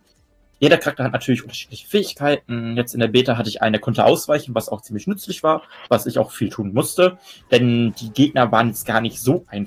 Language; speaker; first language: German; native; German